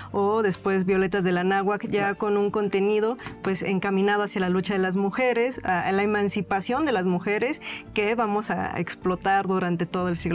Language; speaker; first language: Spanish; native; Spanish